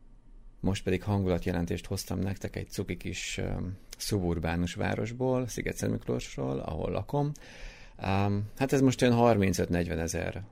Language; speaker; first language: Hungarian; native; Hungarian